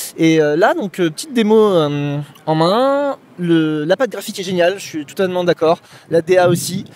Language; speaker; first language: French; native; French